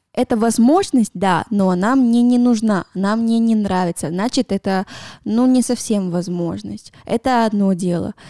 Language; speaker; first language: Russian; non-native, fluent; Spanish